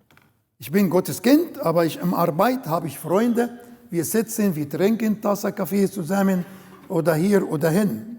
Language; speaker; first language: German; non-native, learner; Arabic